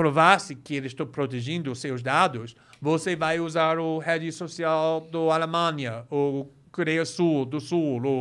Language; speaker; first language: Portuguese; non-native, fluent; English